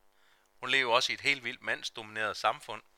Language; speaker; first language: Danish; native; Danish